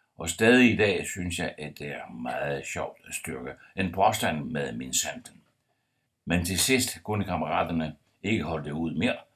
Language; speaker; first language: Danish; non-native, fluent; Italian